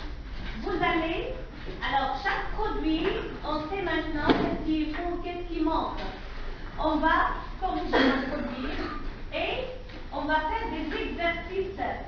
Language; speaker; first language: French; non-native, local second language; Arabic